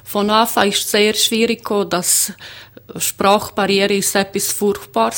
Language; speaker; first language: German; non-native, learner; Croatian